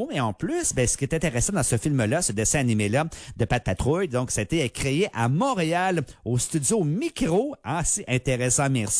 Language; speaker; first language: French; native; French